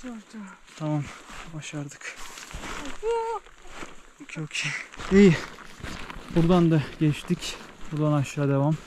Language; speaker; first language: Turkish; native; Turkish